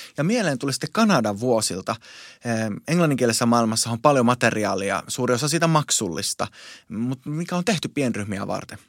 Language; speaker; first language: Finnish; native; Finnish